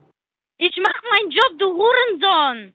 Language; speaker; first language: German; non-native, learner; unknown